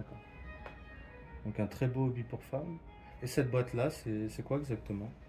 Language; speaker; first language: French; native; French